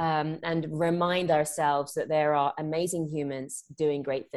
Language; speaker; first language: English; native; English